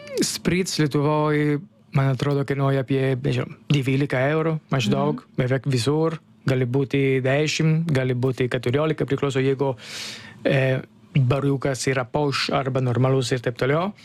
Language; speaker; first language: Lithuanian; non-native, learner; Italian